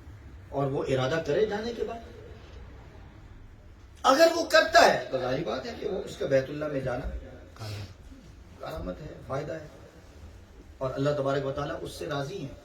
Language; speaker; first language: Urdu; native; Urdu